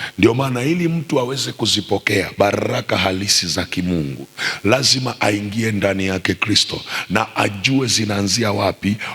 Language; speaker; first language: Swahili; native; Swahili